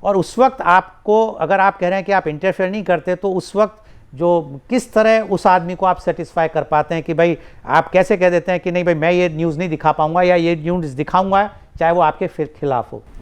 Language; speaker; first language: Hindi; native; Hindi